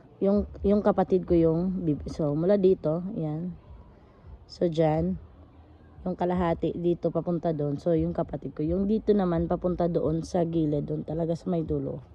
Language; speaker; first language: Filipino; non-native, local second language; Cebuano